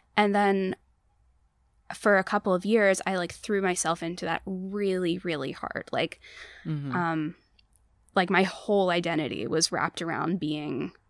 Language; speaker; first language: English; native; English